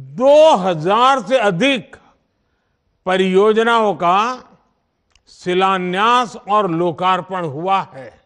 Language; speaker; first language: Hindi; non-native, local second language; Gujarati